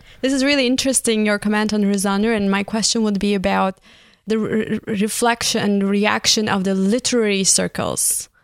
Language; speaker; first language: English; non-native, fluent; Turkish